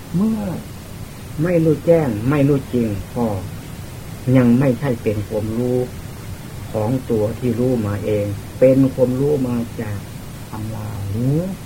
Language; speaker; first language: Thai; non-native, local second language; Lao